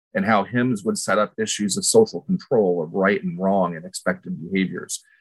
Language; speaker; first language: English; early bilingual, other home language; Spanish